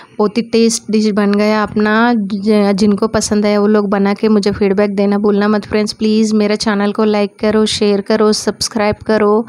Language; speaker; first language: Hindi; non-native, local second language; Marathi